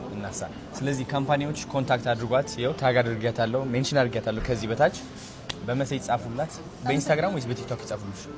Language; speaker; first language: Amharic; native; Amharic